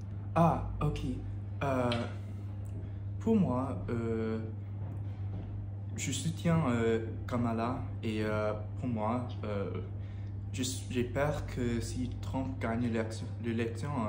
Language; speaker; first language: French; non-native, learner; English